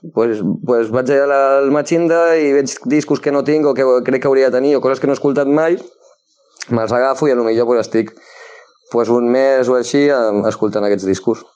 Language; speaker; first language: Catalan; non-native, local second language; Spanish